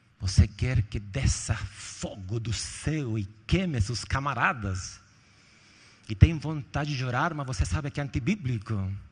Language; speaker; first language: Portuguese; non-native, fluent; Spanish